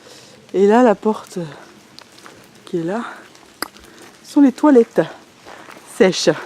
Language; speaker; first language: French; native; French